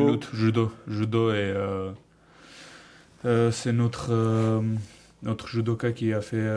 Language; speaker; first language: French; non-native, learner; Georgian